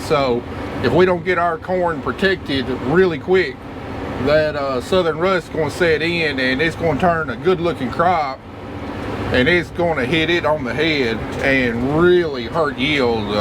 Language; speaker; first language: English; native; English